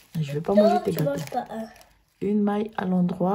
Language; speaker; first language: French; native; French